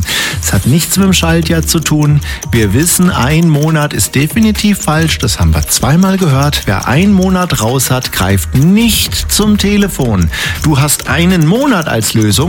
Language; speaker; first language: German; native; German